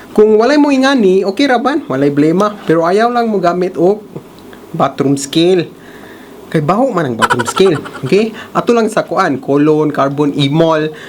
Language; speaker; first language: Cebuano; non-native, learner; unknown